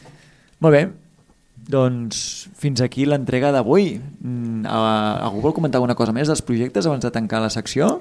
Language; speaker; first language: Catalan; native; Catalan